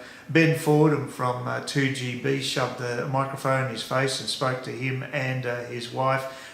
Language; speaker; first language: English; native; English